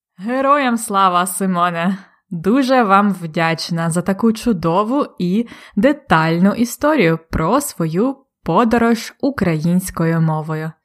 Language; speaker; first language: Ukrainian; native; Ukrainian